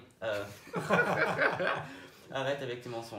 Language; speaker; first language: French; native; French